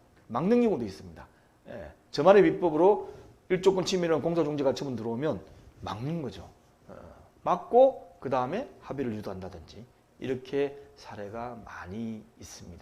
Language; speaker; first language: Korean; native; Korean